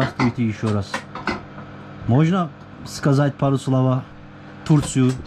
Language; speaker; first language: Russian; non-native, learner; Turkish